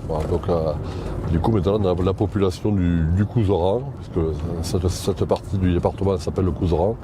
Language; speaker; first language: French; native; French